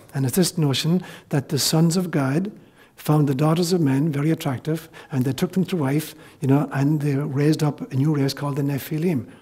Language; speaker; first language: English; native; English